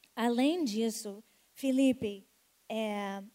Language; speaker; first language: Portuguese; non-native, fluent; English